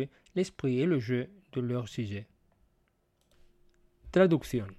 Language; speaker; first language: French; non-native, fluent; Spanish